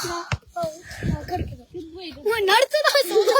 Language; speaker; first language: Japanese; native; Japanese